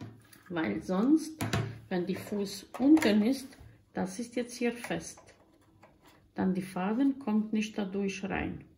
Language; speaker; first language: German; non-native, learner; Croatian